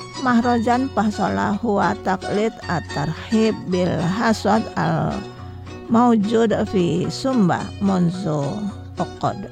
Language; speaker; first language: Arabic; non-native, fluent; Indonesian